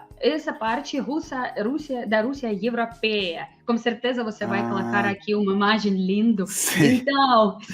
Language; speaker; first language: Portuguese; non-native, fluent; Russian